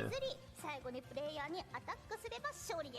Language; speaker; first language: Japanese; native; Japanese